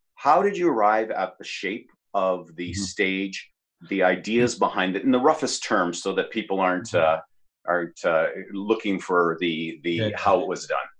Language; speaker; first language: English; native; English